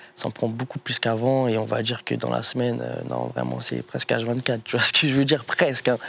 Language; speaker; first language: French; native; French